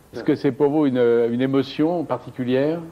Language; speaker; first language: French; native; French